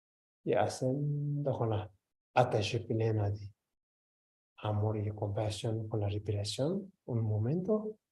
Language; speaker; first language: Spanish; non-native, learner; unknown